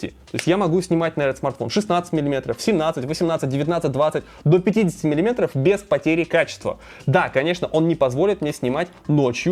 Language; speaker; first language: Russian; native; Russian